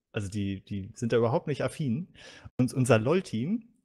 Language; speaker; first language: German; native; German